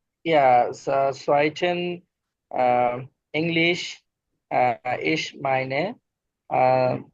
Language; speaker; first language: German; non-native, learner; Bangla